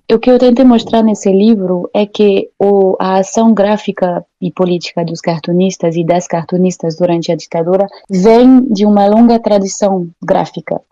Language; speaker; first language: Portuguese; non-native, fluent; French